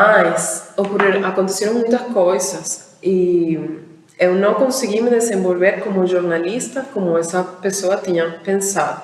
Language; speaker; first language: Portuguese; non-native, fluent; Spanish